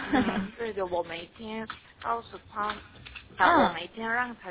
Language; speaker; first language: Chinese; non-native, learner; Korean